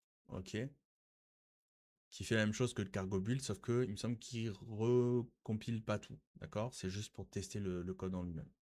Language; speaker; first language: French; native; French